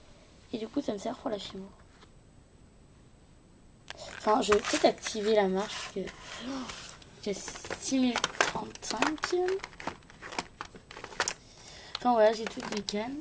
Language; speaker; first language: French; native; French